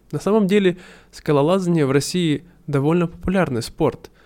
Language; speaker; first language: Russian; native; Russian